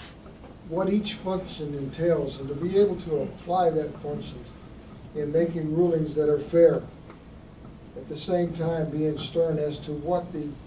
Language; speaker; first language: English; native; English